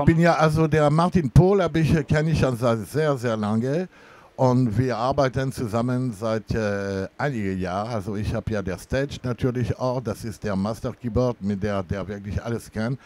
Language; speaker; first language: German; non-native, fluent; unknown